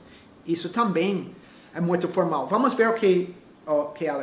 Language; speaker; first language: Portuguese; non-native, fluent; English